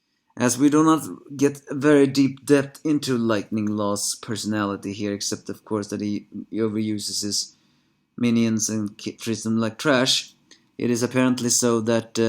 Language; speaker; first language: English; non-native, fluent; Swedish